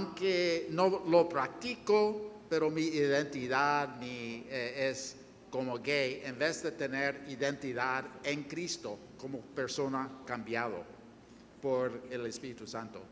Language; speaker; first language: Spanish; non-native, fluent; English